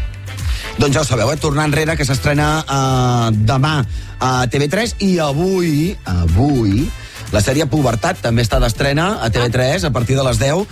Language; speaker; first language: Catalan; native; Catalan